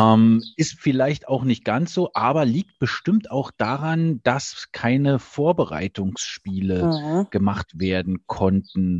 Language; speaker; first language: German; native; German